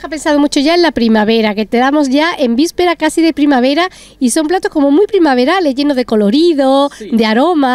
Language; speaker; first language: Spanish; native; Spanish